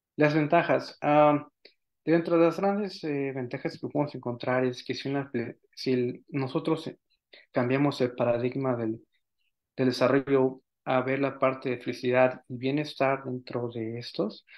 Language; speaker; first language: Spanish; native; Spanish